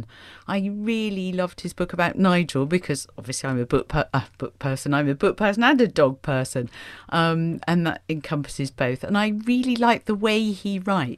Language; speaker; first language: English; native; English